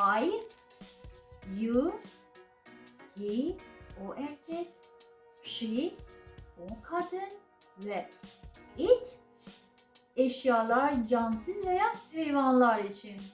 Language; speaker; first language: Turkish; non-native, learner; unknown